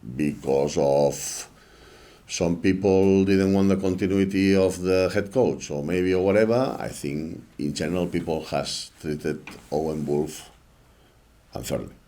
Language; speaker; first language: English; non-native, fluent; Spanish